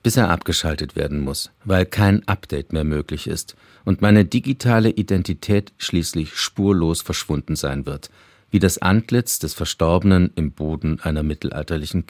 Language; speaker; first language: German; native; German